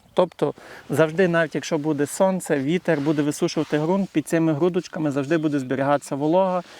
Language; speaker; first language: Ukrainian; native; Ukrainian